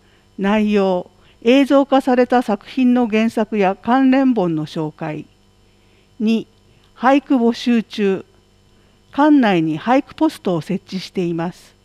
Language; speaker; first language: Japanese; native; Japanese